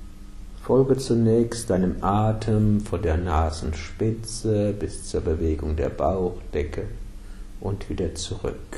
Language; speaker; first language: German; native; German